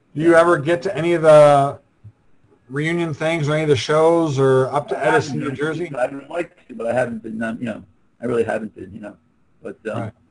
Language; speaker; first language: English; native; English